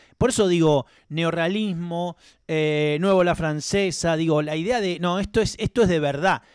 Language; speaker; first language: Spanish; native; Spanish